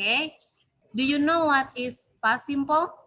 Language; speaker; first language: English; non-native, learner; Indonesian